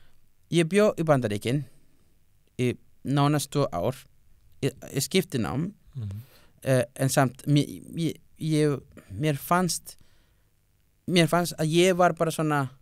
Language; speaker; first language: Icelandic; non-native, learner; Spanish